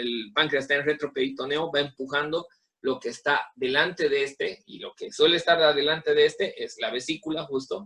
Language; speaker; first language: Spanish; native; Spanish